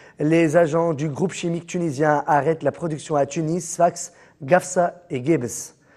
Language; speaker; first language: French; non-native, local second language; Arabic